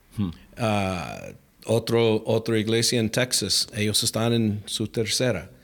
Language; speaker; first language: Spanish; non-native, fluent; English